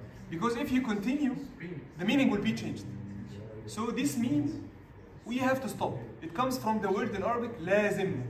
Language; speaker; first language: English; non-native, fluent; Arabic